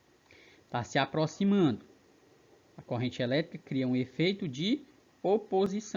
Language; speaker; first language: Portuguese; native; Portuguese